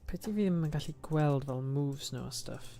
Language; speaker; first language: Welsh; non-native, local second language; English